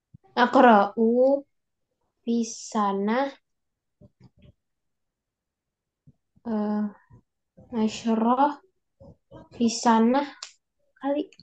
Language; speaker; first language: Arabic; non-native, learner; Indonesian